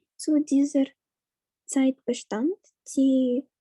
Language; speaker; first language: German; non-native, learner; Ukrainian